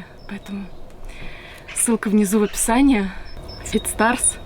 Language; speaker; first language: Russian; native; Russian